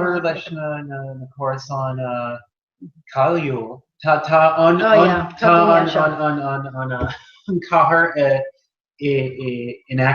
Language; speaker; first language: Irish; non-native, learner; English